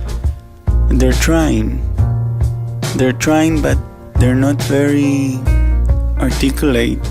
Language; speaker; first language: English; non-native, fluent; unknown